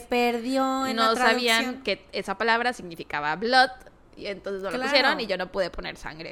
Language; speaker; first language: Spanish; native; Spanish